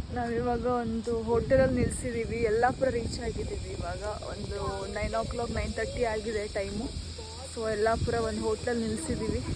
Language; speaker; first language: Kannada; native; Kannada